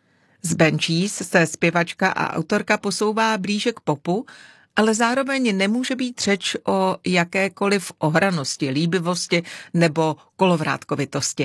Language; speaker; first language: Czech; native; Czech